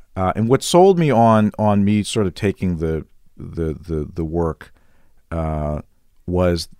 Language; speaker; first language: English; native; English